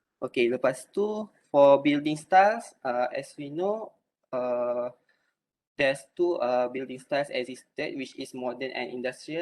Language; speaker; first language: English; non-native, local second language; Malay